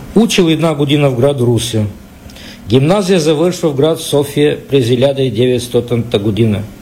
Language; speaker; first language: Bulgarian; early bilingual, heritage; Bulgarian